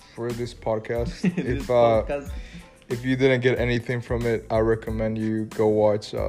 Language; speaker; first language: English; early bilingual, other home language; Spanish